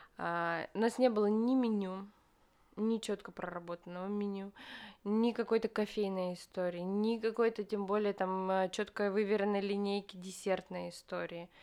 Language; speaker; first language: Russian; native; Russian